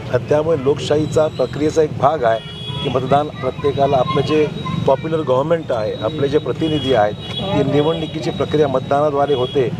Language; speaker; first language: Marathi; native; Marathi